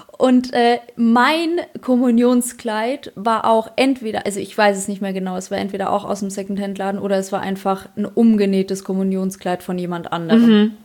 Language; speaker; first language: German; early bilingual, other home language; Polish